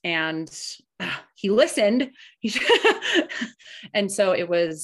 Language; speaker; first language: English; early bilingual, other home language; Spanish